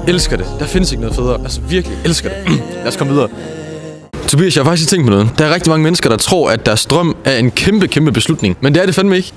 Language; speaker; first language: Danish; native; Danish